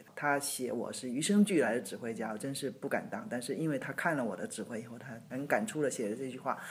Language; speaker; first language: Chinese; native; Chinese